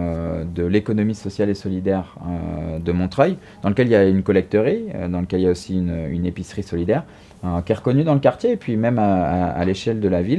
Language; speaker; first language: French; native; French